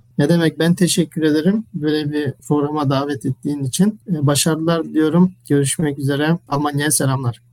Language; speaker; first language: Turkish; early bilingual, heritage; Turkish